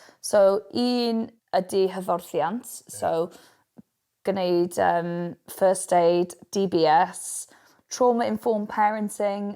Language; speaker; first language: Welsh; non-native, local second language; English